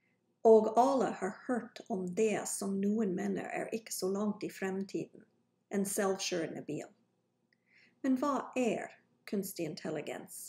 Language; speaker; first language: Norwegian; non-native, fluent; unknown